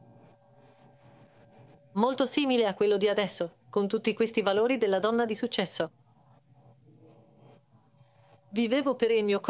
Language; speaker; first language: Italian; non-native, fluent; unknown